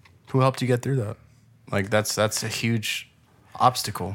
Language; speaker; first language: English; early bilingual, other home language; Spanish